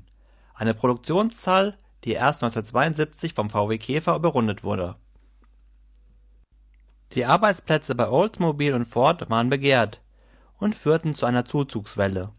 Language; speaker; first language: German; native; German